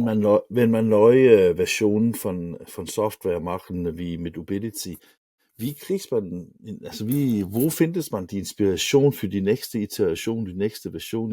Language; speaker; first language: German; non-native, learner; Danish